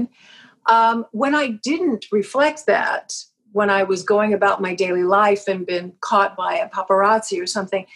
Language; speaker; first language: English; native; English